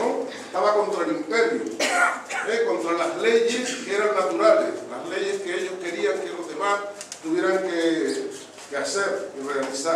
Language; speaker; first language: Spanish; native; Spanish